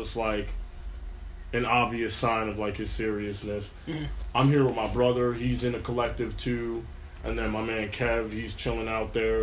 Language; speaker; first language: English; native; English